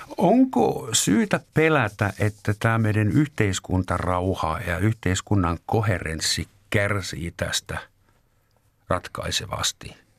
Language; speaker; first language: Finnish; native; Finnish